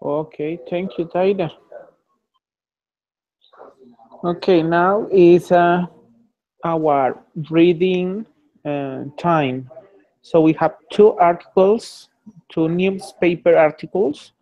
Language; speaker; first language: English; non-native, fluent; Spanish